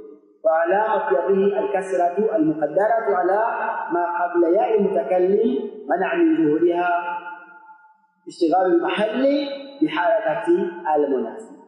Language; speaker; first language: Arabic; non-native, fluent; Swahili